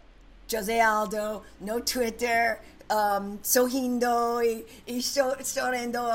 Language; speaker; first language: Portuguese; non-native, learner; English